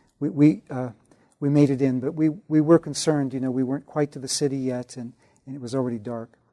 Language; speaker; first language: English; native; English